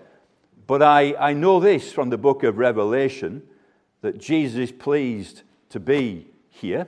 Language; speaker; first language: English; native; English